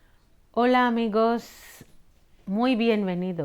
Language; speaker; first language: Spanish; non-native, fluent; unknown